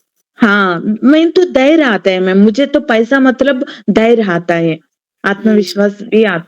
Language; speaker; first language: Hindi; non-native, learner; Telugu